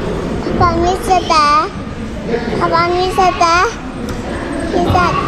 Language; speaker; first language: Japanese; early bilingual, other home language; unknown